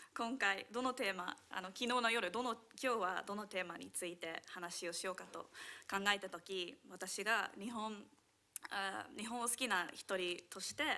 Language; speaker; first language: Japanese; non-native, fluent; English